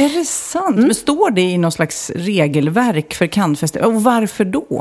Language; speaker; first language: Swedish; native; Swedish